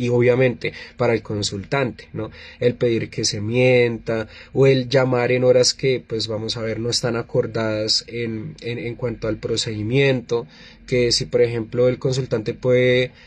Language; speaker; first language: Spanish; native; Spanish